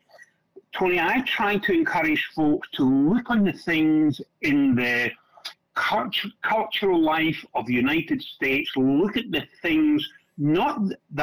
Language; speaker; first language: English; native; English